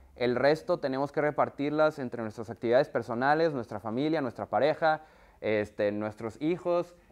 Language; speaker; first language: Spanish; native; Spanish